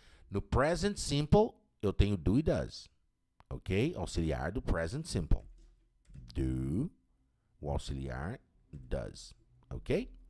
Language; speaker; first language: English; non-native, fluent; Portuguese